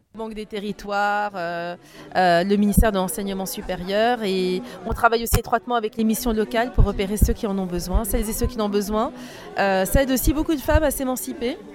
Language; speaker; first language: French; native; French